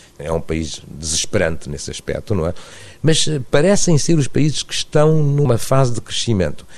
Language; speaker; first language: Portuguese; native; Portuguese